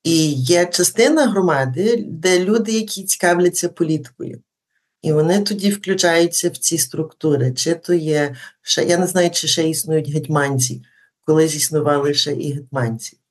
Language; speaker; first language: Ukrainian; early bilingual, heritage; Ukrainian